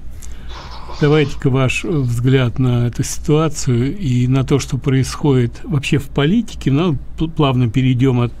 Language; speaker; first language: Russian; native; Russian